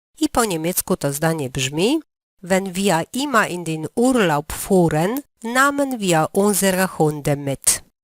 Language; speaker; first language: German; non-native, fluent; Polish